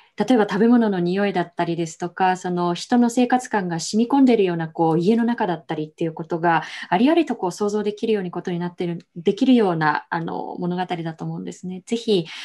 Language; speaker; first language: Japanese; native; Japanese